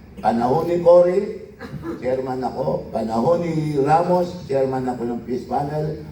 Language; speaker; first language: Filipino; non-native, local second language; Iloko